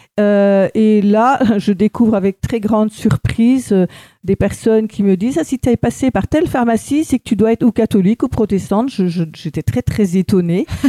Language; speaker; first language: French; native; French